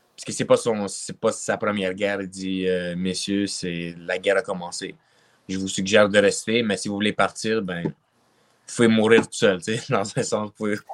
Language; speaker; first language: French; native; French